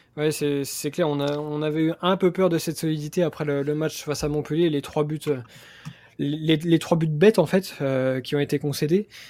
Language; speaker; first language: French; native; French